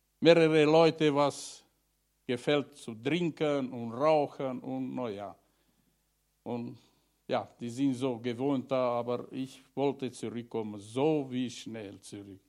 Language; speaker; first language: German; non-native, learner; Romanian